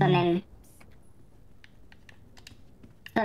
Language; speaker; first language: French; native; French